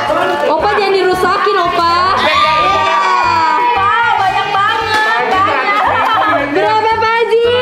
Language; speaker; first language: Indonesian; native; Indonesian